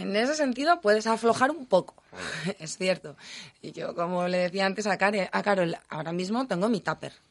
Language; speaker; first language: Spanish; native; Spanish